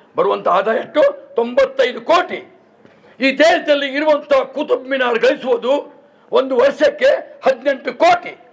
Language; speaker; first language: Kannada; non-native, local second language; Urdu